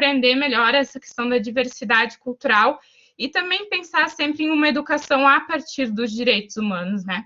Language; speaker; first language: Portuguese; native; Portuguese